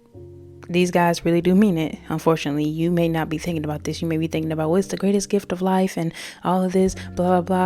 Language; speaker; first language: English; native; English